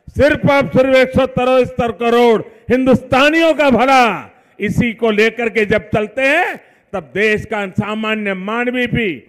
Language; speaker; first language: Hindi; non-native, local second language; Gujarati